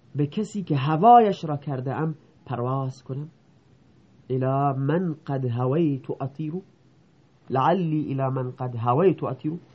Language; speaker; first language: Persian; non-native, local second language; Baluchi